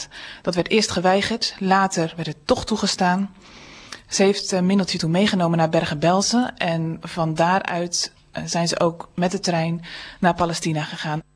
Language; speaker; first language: Dutch; native; Dutch